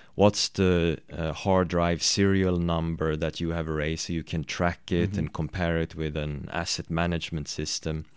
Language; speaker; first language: English; non-native, fluent; Swedish